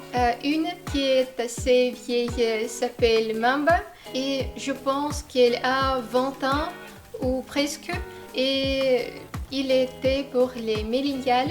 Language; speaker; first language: French; non-native, fluent; Russian